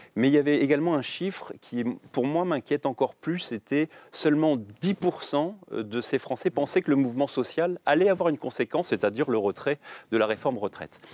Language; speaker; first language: French; native; French